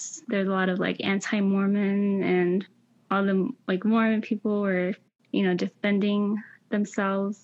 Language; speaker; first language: English; early bilingual, other home language; Spanish